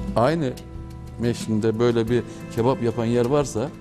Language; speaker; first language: Turkish; native; Turkish